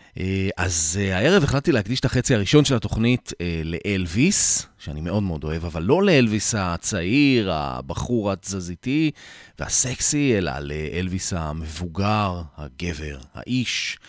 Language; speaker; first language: Hebrew; native; Hebrew